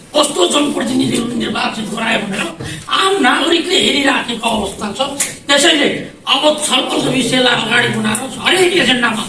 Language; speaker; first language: Nepali; native; Nepali